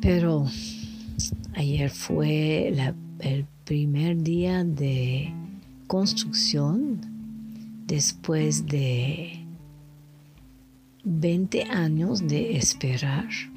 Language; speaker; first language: Spanish; non-native, learner; French